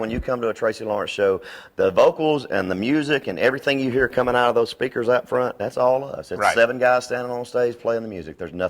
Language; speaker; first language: English; native; English